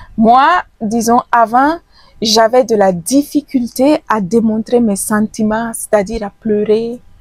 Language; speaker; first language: French; native; French